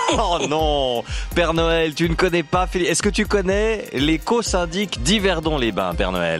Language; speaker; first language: French; native; French